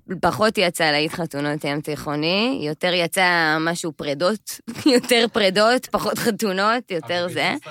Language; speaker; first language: Hebrew; native; Hebrew